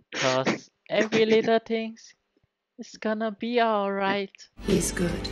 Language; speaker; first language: English; non-native, local second language; Chinese